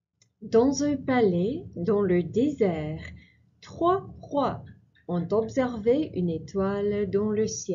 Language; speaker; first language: French; non-native, fluent; English